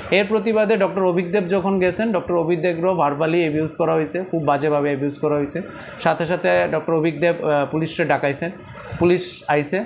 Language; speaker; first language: Bangla; native; Bangla